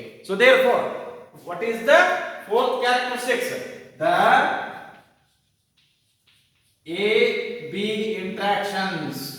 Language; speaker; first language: English; non-native, local second language; Kannada